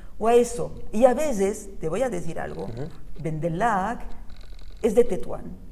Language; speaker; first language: Spanish; early bilingual, heritage; Spanish